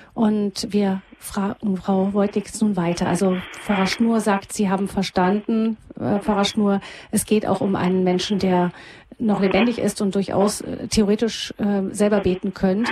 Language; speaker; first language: German; native; German